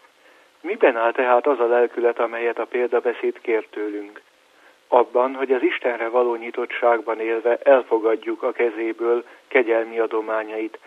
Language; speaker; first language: Hungarian; native; Hungarian